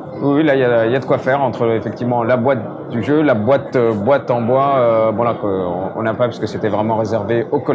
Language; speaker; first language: French; native; French